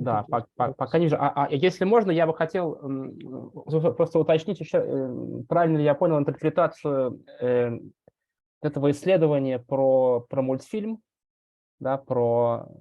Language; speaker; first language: Russian; native; Russian